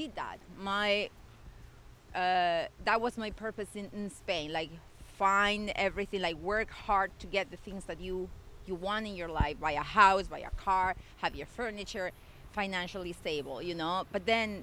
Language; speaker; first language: English; non-native, fluent; Spanish